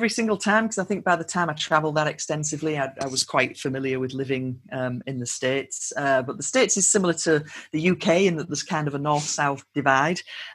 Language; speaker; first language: English; native; English